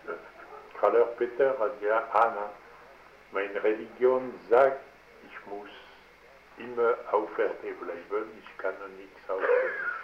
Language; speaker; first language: German; non-native, learner; French